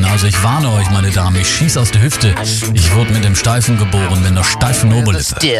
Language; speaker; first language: German; native; German